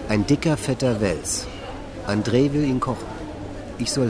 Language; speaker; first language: German; native; German